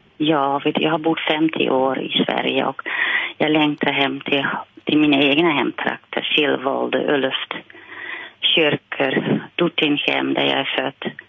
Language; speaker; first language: Swedish; non-native, fluent; Dutch